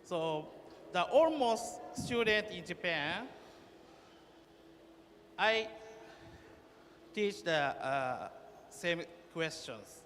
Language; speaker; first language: English; non-native, learner; Japanese